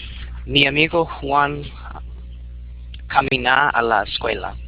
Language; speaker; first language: Spanish; non-native, learner; English